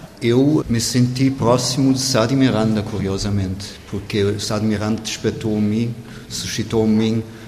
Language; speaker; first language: Portuguese; non-native, fluent; German